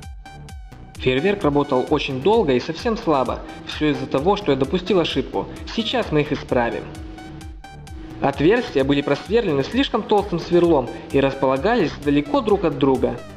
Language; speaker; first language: Russian; native; Russian